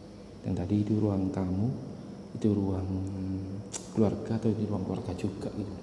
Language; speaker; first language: Indonesian; native; Indonesian